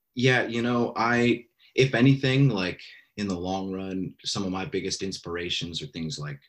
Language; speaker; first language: English; native; English